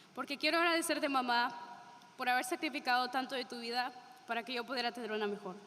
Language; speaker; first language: Spanish; early bilingual, other home language; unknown